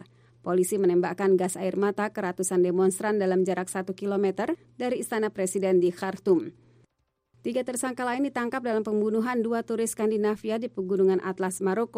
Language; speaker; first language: Indonesian; native; Indonesian